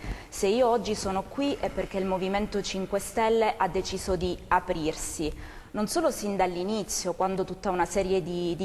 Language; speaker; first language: Italian; native; Italian